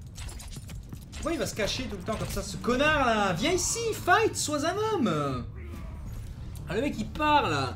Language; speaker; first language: French; native; French